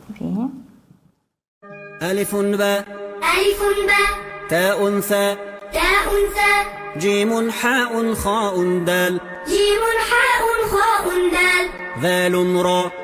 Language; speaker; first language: Arabic; non-native, learner; Turkish